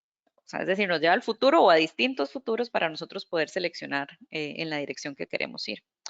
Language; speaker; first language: Spanish; native; Spanish